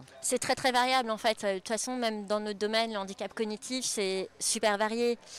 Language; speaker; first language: French; native; French